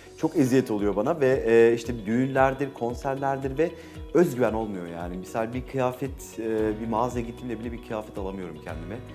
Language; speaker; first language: Turkish; early bilingual, heritage; Turkish